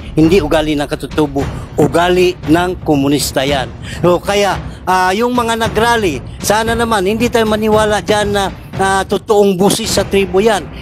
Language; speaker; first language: Filipino; non-native, local second language; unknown